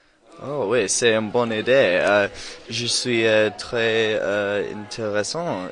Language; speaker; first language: French; non-native, learner; English